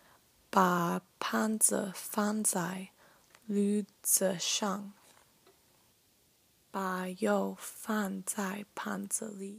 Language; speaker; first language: Chinese; non-native, learner; English